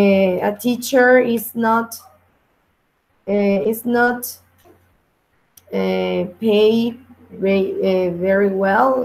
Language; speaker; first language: English; non-native, learner; Spanish